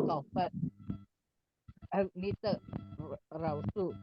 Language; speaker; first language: Chinese; non-native, learner; Indonesian